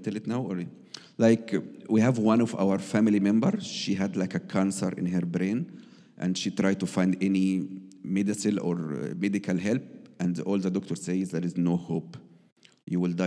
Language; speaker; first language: English; non-native, learner; Arabic